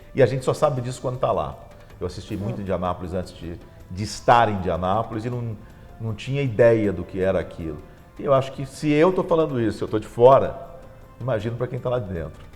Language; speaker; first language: Portuguese; native; Portuguese